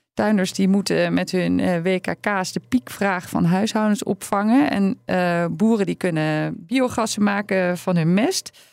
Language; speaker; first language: Dutch; native; Dutch